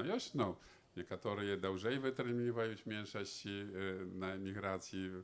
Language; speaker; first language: Polish; non-native, local second language; Belarusian